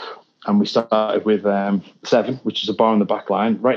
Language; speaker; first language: English; native; English